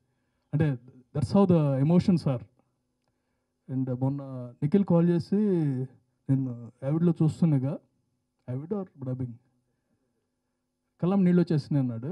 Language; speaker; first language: Telugu; native; Telugu